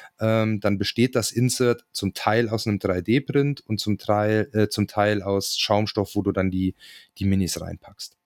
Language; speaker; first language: German; native; German